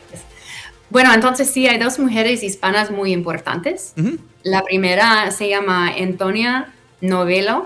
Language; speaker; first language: Spanish; non-native, fluent; English